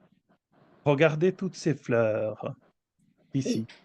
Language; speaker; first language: French; non-native, fluent; Bangla